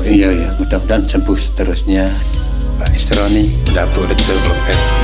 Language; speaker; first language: Indonesian; non-native, local second language; Javanese